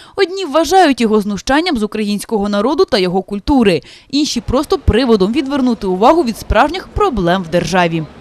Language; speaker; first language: Ukrainian; native; Ukrainian